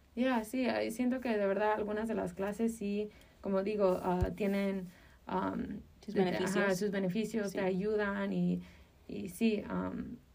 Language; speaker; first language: Spanish; early bilingual, heritage; Spanish